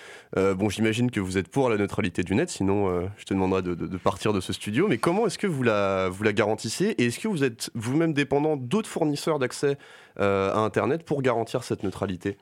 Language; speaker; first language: French; native; French